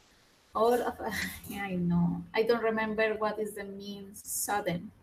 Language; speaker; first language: English; non-native, learner; Spanish